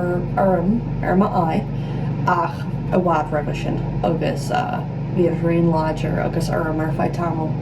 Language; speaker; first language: Irish; non-native, learner; English